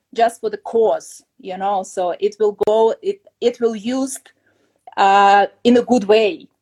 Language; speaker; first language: English; non-native, fluent; Ukrainian